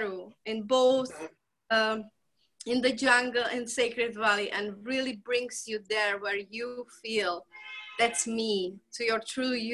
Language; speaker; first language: English; non-native, fluent; Czech